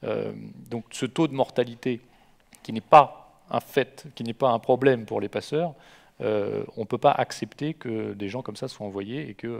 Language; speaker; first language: French; native; French